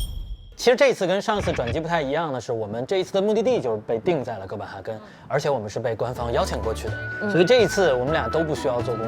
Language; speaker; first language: Chinese; native; Chinese